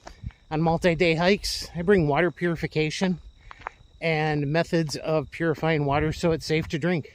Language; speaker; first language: English; native; English